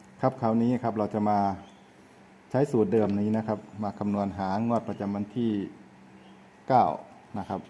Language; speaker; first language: Thai; native; Thai